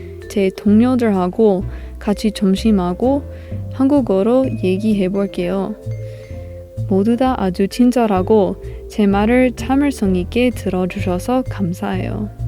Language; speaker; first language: Korean; non-native, learner; English